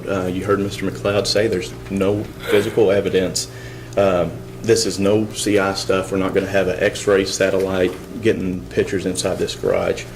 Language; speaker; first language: English; native; English